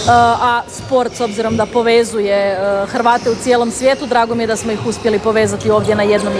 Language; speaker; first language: Serbian; native; Serbian